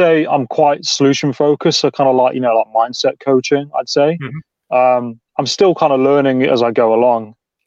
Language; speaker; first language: English; native; English